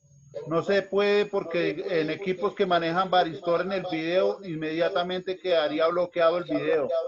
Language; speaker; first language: Spanish; native; Spanish